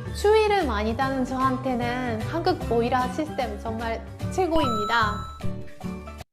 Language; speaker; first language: Korean; non-native, fluent; Japanese